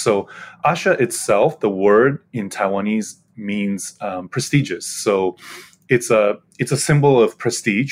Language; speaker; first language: English; native; English